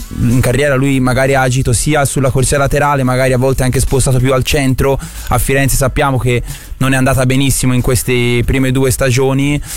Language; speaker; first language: Italian; native; Italian